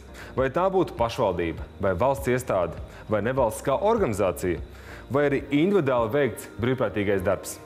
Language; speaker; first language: Latvian; native; Latvian